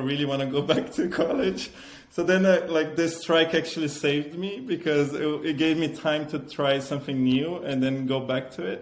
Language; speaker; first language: English; non-native, fluent; Portuguese